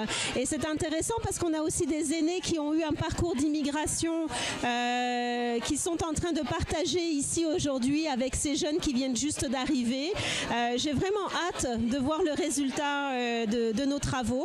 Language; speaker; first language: French; native; French